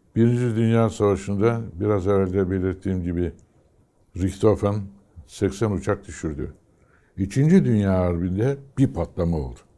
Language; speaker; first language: Turkish; native; Turkish